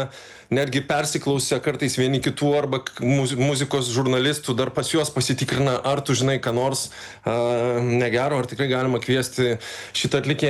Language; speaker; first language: Lithuanian; native; Lithuanian